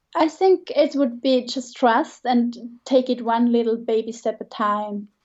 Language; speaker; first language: English; non-native, fluent; Swiss German